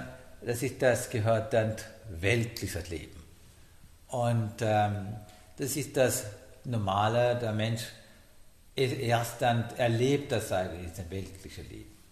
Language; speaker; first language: German; non-native, learner; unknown